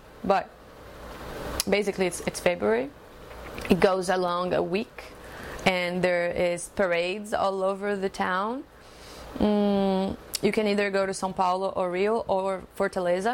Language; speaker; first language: English; non-native, fluent; Portuguese